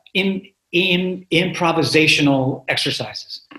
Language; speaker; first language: English; native; English